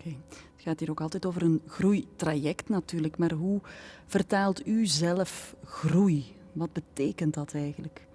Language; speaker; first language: Dutch; native; Dutch